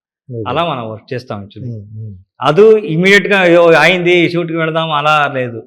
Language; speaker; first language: Telugu; non-native, local second language; Kannada